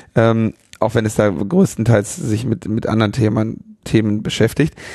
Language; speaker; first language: German; native; German